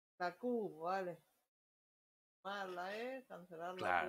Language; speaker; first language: Spanish; native; Spanish